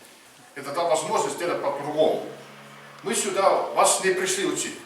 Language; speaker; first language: Russian; non-native, fluent; Estonian